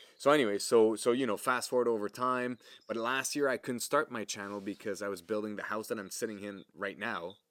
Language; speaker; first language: English; non-native, fluent; French